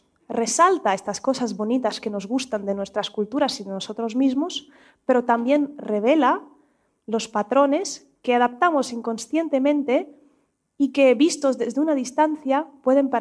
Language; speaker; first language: Spanish; non-native, fluent; Russian